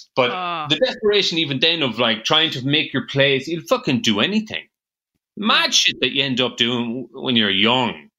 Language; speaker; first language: English; native; English